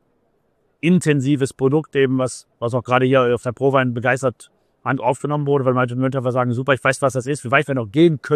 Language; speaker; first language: German; native; German